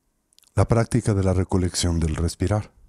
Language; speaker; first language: Spanish; native; Spanish